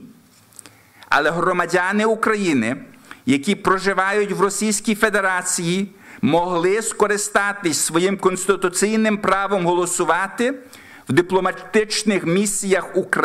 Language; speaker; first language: Ukrainian; early bilingual, heritage; Ukrainian